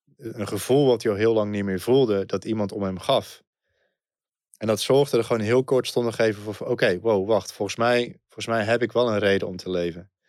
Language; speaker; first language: Dutch; native; Dutch